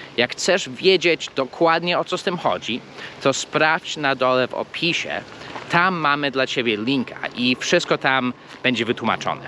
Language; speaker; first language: Polish; non-native, fluent; English